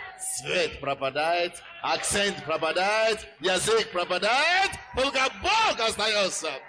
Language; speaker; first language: Russian; non-native, fluent; Yoruba